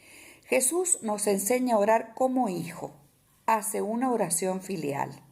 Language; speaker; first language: Spanish; native; Spanish